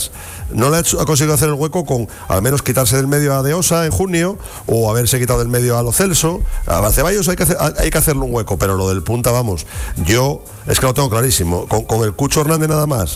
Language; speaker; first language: Spanish; native; Spanish